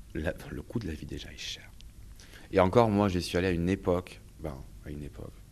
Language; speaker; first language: French; native; French